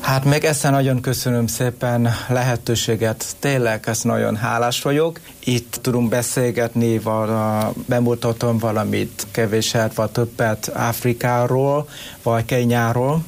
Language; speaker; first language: Hungarian; non-native, learner; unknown